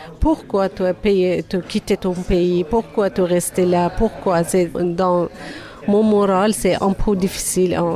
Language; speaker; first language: French; non-native, learner; Persian